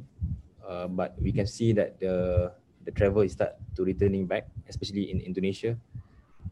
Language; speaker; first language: English; non-native, local second language; Malay